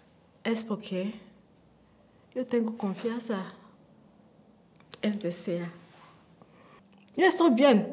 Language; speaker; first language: Spanish; non-native, learner; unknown